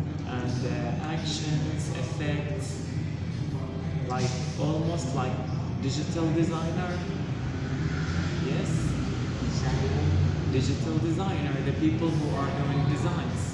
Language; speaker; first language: English; non-native, learner; Arabic